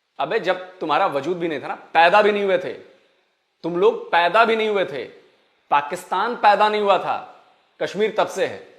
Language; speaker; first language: Hindi; native; Hindi